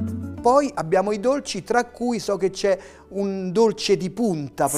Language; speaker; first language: Italian; native; Italian